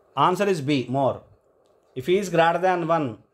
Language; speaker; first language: English; non-native, local second language; Telugu